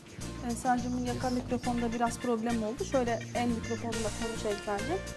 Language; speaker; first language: Turkish; native; Turkish